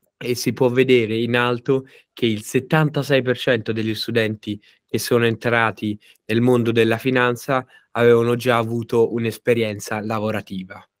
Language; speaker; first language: Italian; native; Italian